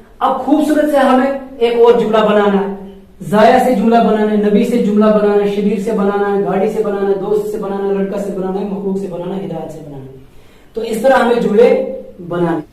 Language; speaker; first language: Urdu; non-native, local second language; Kashmiri